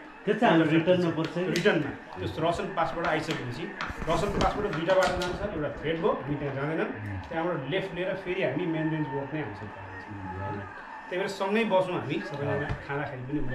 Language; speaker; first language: Nepali; native; Nepali